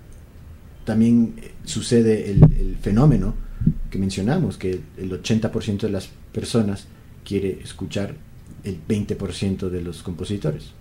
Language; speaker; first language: Spanish; native; Spanish